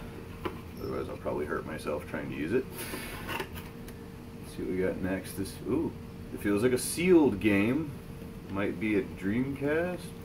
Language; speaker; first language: English; native; English